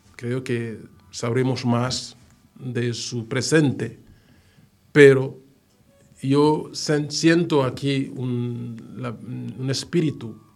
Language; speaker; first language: Spanish; non-native, fluent; Wolof